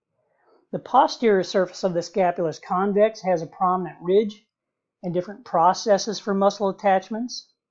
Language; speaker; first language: English; native; English